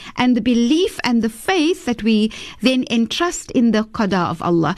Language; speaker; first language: English; early bilingual, other home language; Afrikaans